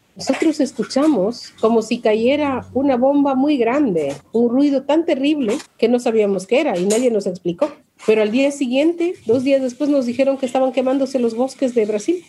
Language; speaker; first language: Spanish; non-native, local second language; Quechua